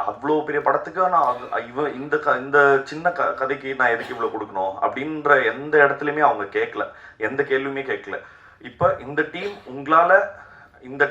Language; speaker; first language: Tamil; native; Tamil